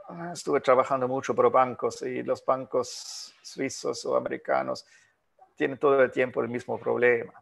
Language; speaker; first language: Spanish; non-native, fluent; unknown